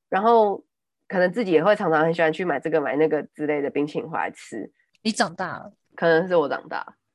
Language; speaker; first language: Chinese; non-native, local second language; Min Nan Chinese